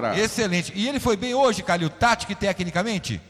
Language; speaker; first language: Portuguese; native; Portuguese